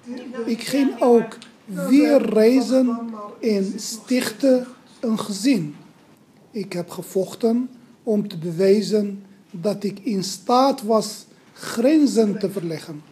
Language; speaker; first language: Dutch; non-native, fluent; Arabic